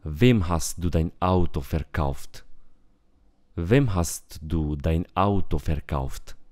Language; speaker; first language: German; non-native, fluent; Romanian